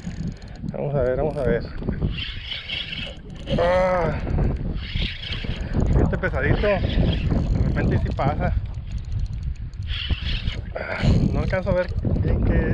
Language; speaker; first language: Spanish; native; Spanish